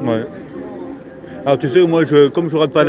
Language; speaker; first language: French; native; French